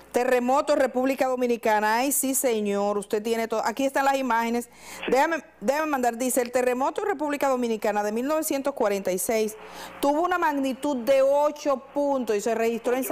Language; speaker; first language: Spanish; native; Spanish